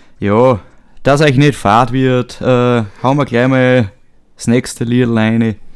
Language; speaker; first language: German; native; German